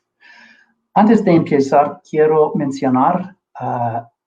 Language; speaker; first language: Spanish; non-native, fluent; English